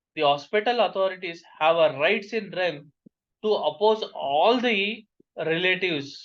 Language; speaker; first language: English; non-native, local second language; Kannada